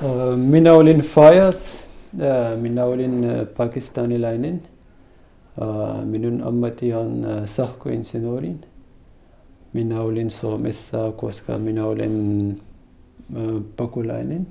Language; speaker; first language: Finnish; non-native, learner; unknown